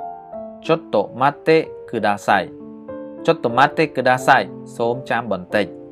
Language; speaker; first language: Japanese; non-native, fluent; Khmer